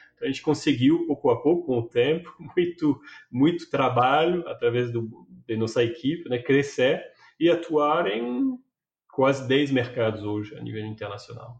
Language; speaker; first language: Portuguese; non-native, fluent; French